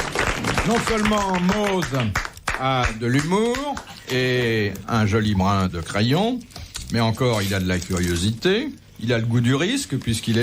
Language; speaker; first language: French; native; French